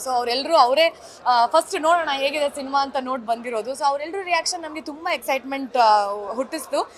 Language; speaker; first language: Kannada; native; Kannada